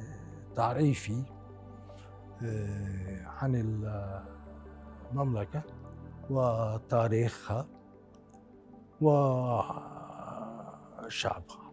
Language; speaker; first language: Arabic; non-native, fluent; Japanese